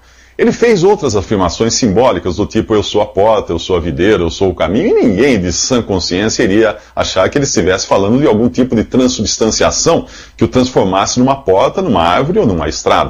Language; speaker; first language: Portuguese; native; Portuguese